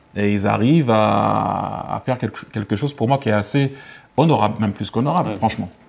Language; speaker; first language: French; native; French